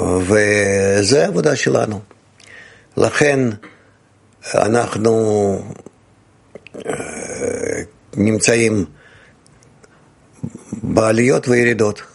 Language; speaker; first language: Hebrew; non-native, fluent; Russian